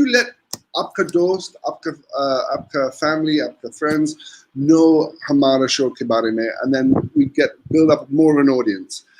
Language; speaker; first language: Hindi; non-native, learner; English